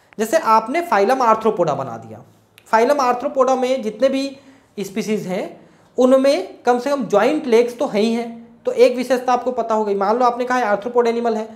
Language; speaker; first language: Hindi; native; Hindi